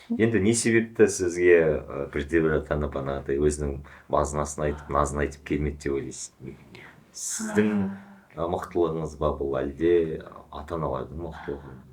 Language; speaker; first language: Kazakh; native; Kazakh